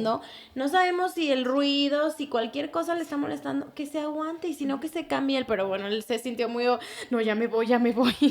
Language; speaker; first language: Spanish; native; Spanish